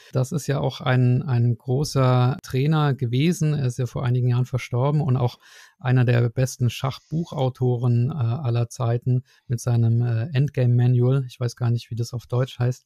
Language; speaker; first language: German; native; German